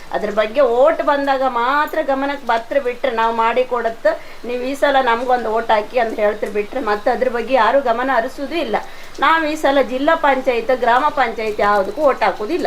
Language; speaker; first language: Kannada; native; Kannada